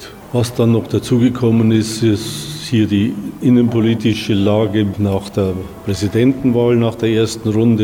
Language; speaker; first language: German; native; German